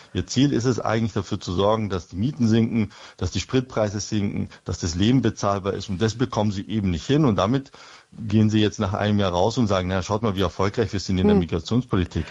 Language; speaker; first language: German; early bilingual, other home language; Italian